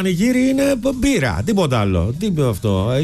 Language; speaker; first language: Greek; native; Greek